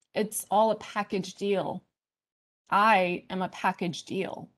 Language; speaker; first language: English; early bilingual, other home language; Chinese